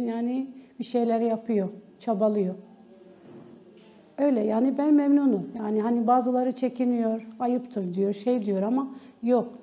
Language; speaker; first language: Turkish; non-native, local second language; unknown